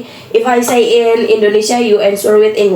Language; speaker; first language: English; non-native, learner; Indonesian